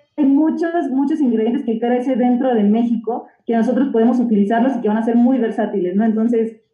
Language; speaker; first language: Spanish; native; Spanish